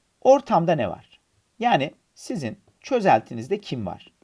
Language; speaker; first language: Turkish; native; Turkish